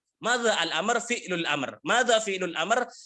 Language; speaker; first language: Arabic; non-native, fluent; Indonesian